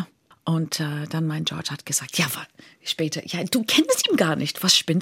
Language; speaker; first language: German; non-native, fluent; English